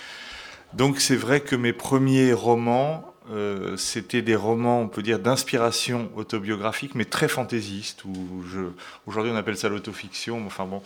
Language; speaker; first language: French; native; French